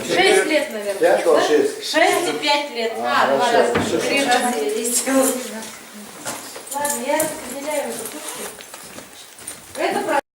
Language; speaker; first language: Russian; native; Russian